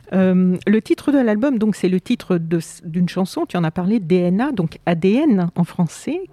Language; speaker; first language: French; native; French